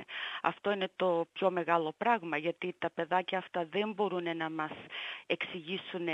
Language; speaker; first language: Greek; early bilingual, heritage; Greek